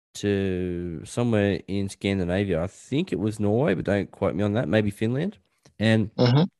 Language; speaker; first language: English; native; English